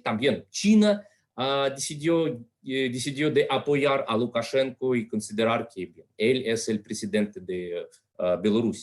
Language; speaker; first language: Spanish; non-native, fluent; Russian